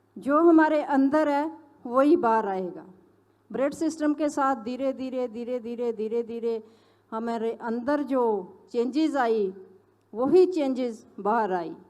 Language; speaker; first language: Hindi; non-native, local second language; Punjabi